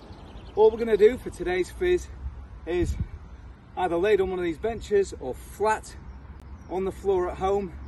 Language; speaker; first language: English; native; English